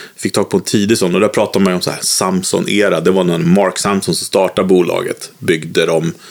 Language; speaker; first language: Swedish; native; Swedish